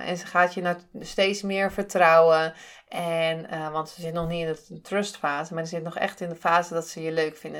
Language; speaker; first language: Dutch; native; Dutch